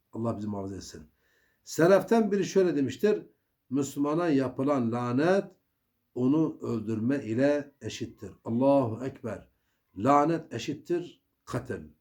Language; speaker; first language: Turkish; native; Turkish